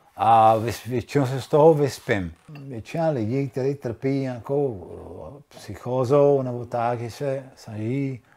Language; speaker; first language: Czech; early bilingual, other home language; Spanish